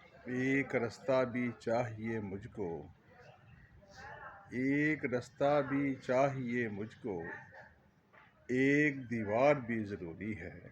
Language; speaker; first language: Urdu; native; Urdu